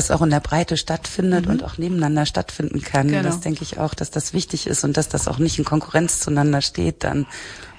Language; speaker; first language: German; native; German